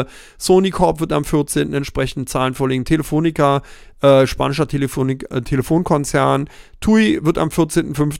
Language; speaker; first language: German; native; German